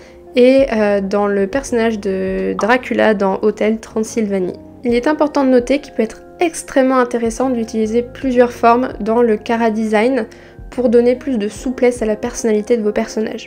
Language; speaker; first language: French; native; French